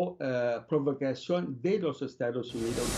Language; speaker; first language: Spanish; non-native, fluent; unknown